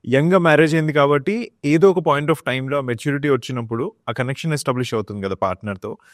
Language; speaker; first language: Telugu; native; Telugu